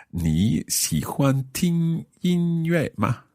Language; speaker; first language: Chinese; non-native, learner; English